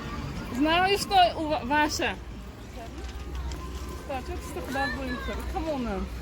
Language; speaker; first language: Russian; non-native, local second language; Tajik